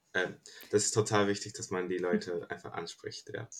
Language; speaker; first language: German; non-native, fluent; Turkish